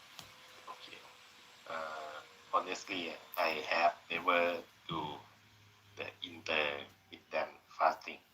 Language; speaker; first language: English; non-native, learner; Thai